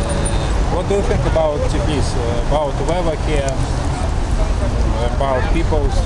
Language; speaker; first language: English; non-native, learner; Russian